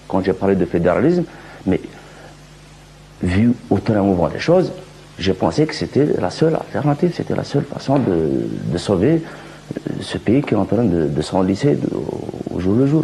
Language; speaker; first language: French; non-native, local second language; Kabyle